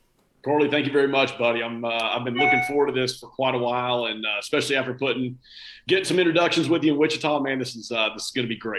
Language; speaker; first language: English; native; English